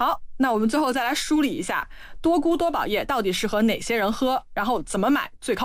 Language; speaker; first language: Chinese; native; Chinese